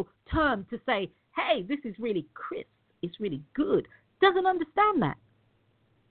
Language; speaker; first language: English; native; English